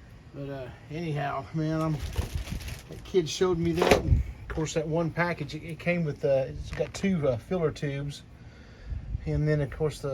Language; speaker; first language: English; native; English